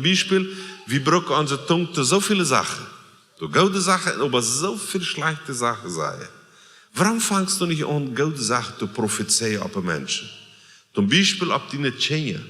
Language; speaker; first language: German; non-native, learner; Plautdietsch